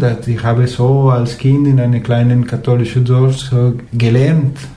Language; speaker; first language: German; non-native, fluent; Spanish